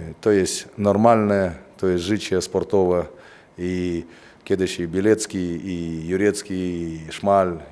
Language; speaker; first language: Polish; non-native, fluent; Russian